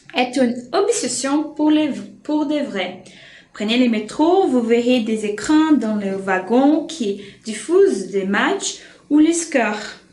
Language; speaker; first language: French; non-native, fluent; Portuguese